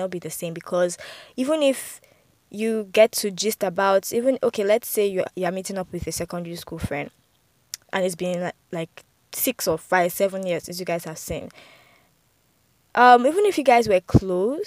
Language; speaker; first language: English; non-native, local second language; Yoruba